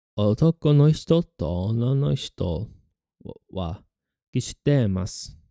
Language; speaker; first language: Japanese; non-native, learner; English